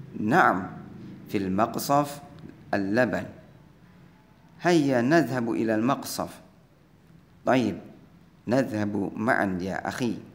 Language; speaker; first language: Arabic; non-native, fluent; Indonesian